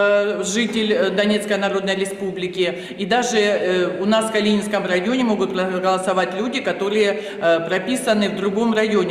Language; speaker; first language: Russian; native; Russian